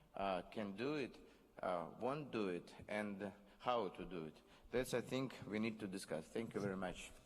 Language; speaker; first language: English; non-native, learner; Russian